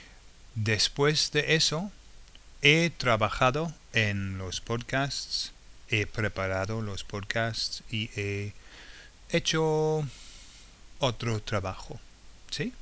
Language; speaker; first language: Spanish; non-native, fluent; English